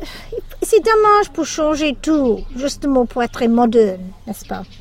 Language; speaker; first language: French; non-native, learner; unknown